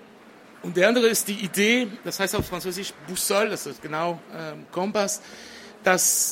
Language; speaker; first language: German; non-native, fluent; French